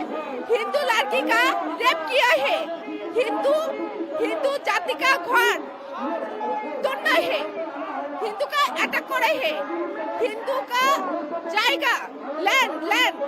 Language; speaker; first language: Hindi; non-native, learner; Bangla